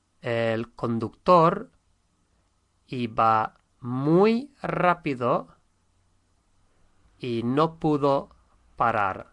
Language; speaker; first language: Spanish; non-native, fluent; English